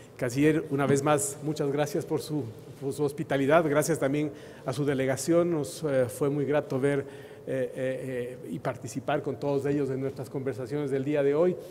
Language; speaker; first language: Spanish; native; Spanish